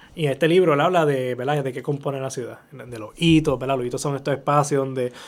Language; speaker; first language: Spanish; native; Spanish